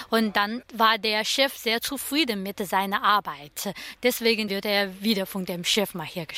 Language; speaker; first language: German; non-native, learner; Chinese